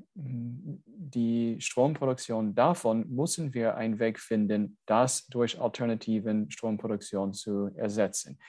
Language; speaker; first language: German; non-native, fluent; English